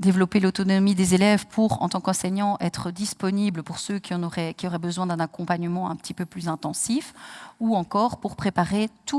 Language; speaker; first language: French; native; French